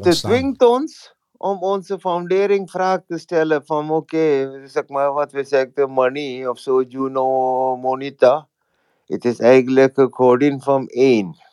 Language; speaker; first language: Dutch; non-native, fluent; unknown